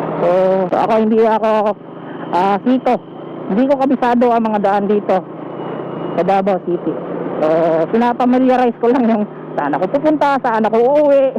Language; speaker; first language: Filipino; non-native, local second language; Cebuano